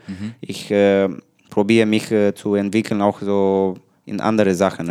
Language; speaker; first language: German; non-native, learner; Romanian